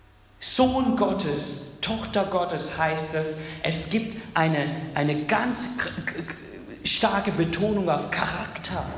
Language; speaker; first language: German; non-native, fluent; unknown